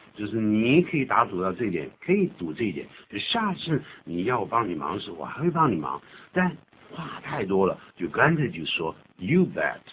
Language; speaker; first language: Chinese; native; Chinese